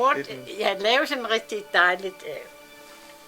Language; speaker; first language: Danish; non-native, local second language; Kalaallisut